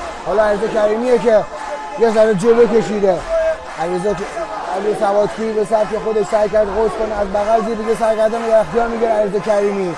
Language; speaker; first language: Persian; native; Persian